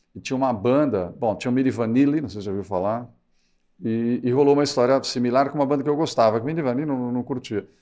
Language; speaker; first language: Portuguese; early bilingual, other home language; Spanish